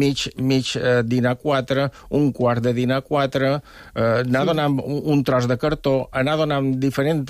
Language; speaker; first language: Catalan; native; Catalan